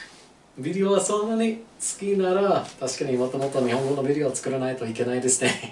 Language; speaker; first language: Japanese; non-native, learner; English